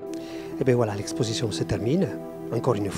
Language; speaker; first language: French; native; French